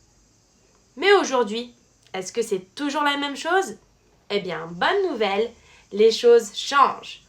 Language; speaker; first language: French; native; French